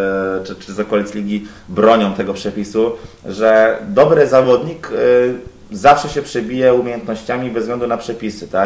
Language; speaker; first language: Polish; native; Polish